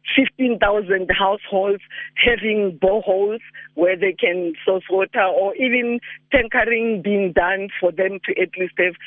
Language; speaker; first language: English; non-native, local second language; Northern Sotho